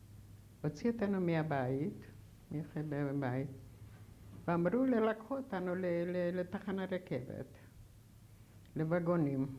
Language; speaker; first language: Hebrew; non-native, fluent; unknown